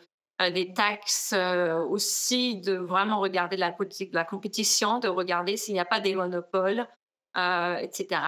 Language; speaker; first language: French; non-native, fluent; German